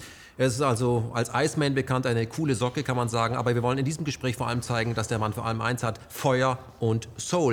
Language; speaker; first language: German; native; German